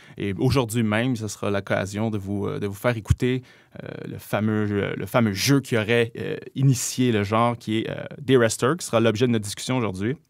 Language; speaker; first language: French; native; French